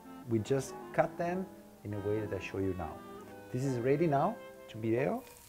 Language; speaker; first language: English; non-native, fluent; Italian